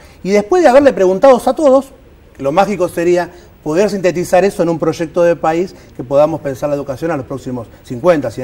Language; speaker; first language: Spanish; native; Spanish